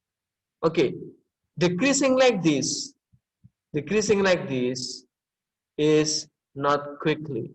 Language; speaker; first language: English; non-native, learner; Indonesian